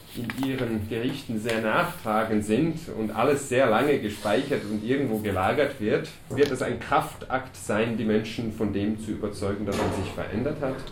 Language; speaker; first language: German; early bilingual, other home language; Croatian